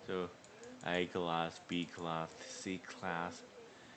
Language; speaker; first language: English; non-native, learner; Korean